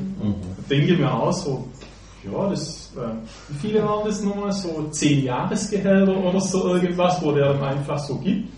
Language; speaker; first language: German; native; German